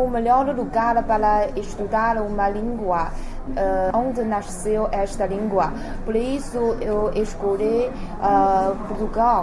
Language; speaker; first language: Portuguese; non-native, learner; Chinese